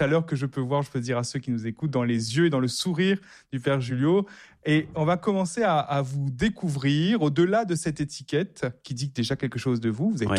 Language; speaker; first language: French; native; French